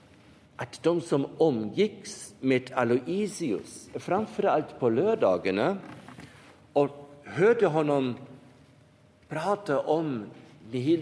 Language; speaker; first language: Swedish; non-native, fluent; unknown